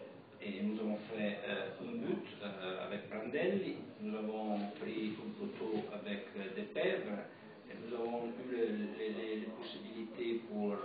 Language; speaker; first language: French; non-native, fluent; Italian